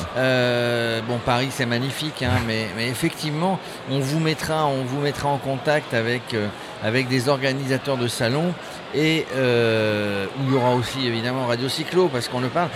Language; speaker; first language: French; native; French